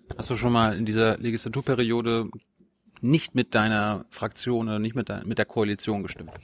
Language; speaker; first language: German; native; German